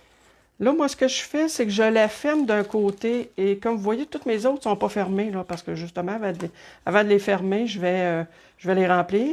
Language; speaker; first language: French; native; French